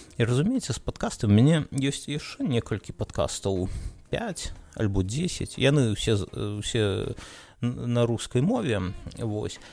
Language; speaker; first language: Belarusian; non-native, local second language; Russian